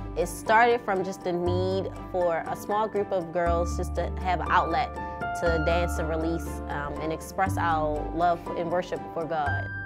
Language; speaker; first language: English; native; English